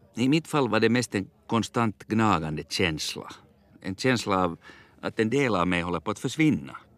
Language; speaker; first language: Swedish; native; Swedish